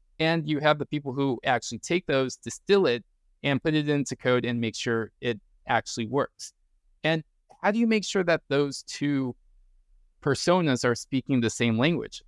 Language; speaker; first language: English; native; English